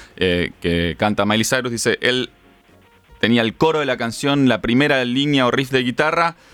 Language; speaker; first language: Spanish; native; Spanish